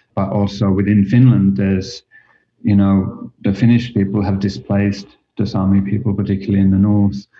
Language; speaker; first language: English; non-native, fluent; Finnish